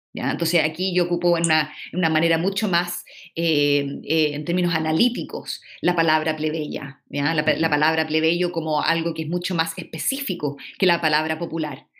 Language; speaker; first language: Spanish; native; Spanish